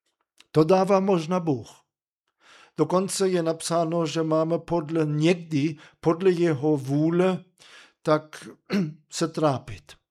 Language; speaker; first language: Czech; non-native, fluent; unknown